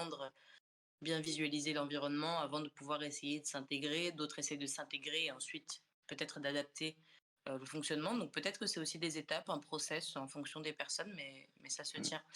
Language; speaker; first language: French; non-native, local second language; Comorian